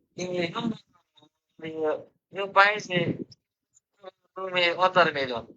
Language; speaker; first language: Italian; non-native, learner; Bangla